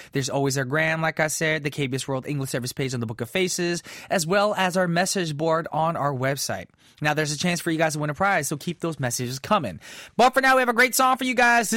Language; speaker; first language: English; early bilingual, other home language; Korean